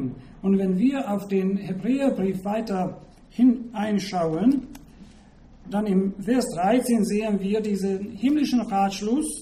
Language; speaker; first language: German; non-native, fluent; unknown